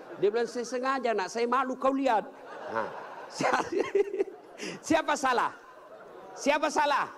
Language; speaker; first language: Indonesian; native; Indonesian